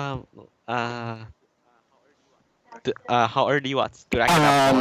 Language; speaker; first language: English; non-native, learner; Chinese